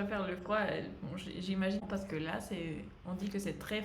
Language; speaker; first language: French; non-native, fluent; Spanish